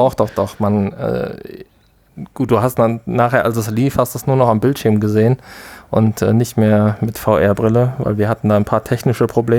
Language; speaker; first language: German; native; German